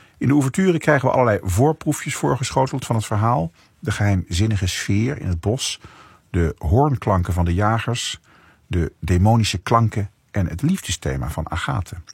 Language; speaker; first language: Dutch; native; Dutch